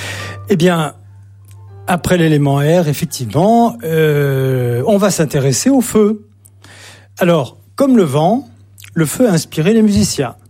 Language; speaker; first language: French; native; French